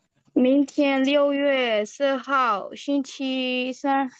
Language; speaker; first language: Chinese; non-native, learner; Burmese